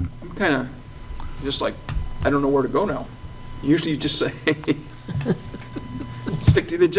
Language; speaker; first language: English; native; English